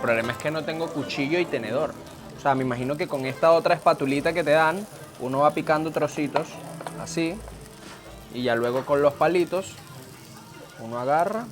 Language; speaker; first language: Spanish; native; Spanish